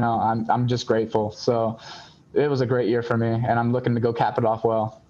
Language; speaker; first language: English; native; English